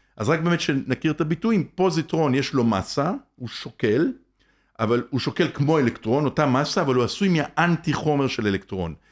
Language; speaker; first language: Hebrew; native; Hebrew